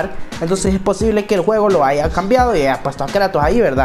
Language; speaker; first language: Spanish; native; Spanish